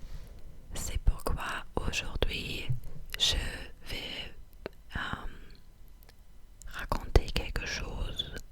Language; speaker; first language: French; non-native, fluent; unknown